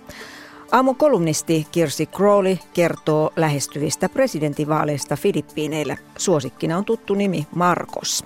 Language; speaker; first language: Finnish; native; Finnish